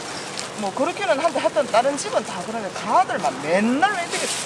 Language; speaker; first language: Korean; native; Korean